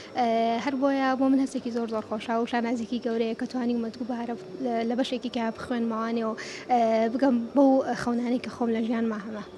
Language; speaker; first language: Central Kurdish; native; Central Kurdish